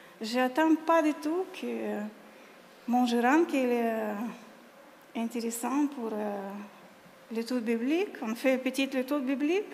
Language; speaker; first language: French; non-native, learner; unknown